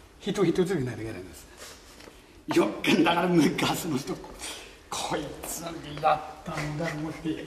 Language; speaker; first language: Japanese; native; Japanese